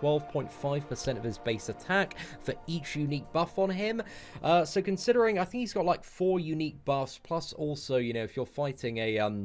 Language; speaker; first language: English; native; English